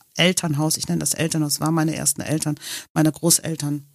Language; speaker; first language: German; non-native, local second language; English